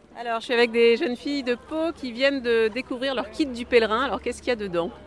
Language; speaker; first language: French; native; French